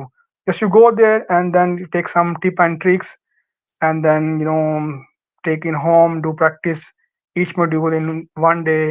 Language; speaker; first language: English; non-native, learner; Urdu